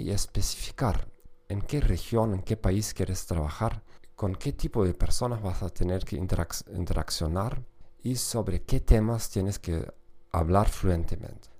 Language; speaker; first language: Spanish; non-native, fluent; German